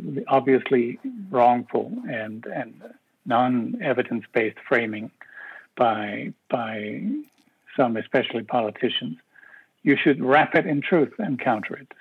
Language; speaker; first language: English; non-native, fluent; Danish